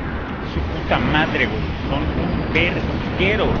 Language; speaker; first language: Spanish; native; Spanish